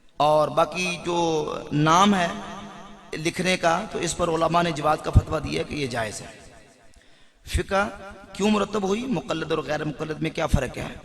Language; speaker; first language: Urdu; non-native, local second language; Punjabi